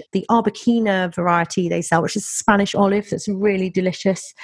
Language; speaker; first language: English; native; English